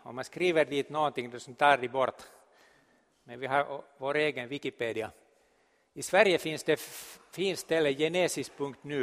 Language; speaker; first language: Swedish; non-native, local second language; Finnish